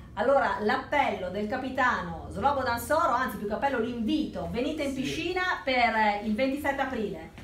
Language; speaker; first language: Italian; native; Italian